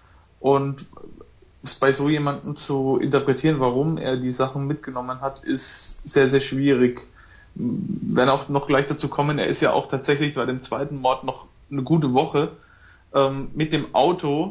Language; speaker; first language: German; native; German